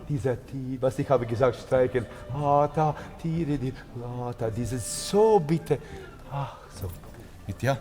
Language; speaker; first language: German; non-native, learner; Latvian